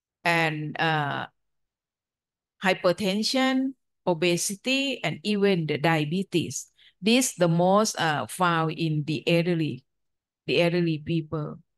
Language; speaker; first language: English; non-native, fluent; Thai